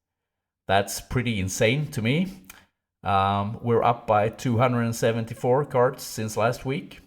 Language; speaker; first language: English; non-native, fluent; Swedish